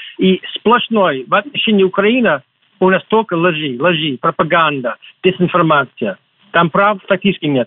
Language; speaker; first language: Russian; non-native, fluent; English